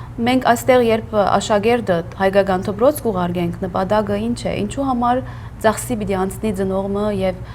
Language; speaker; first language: Armenian; early bilingual, heritage; Armenian